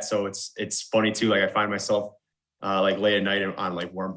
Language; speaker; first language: English; native; English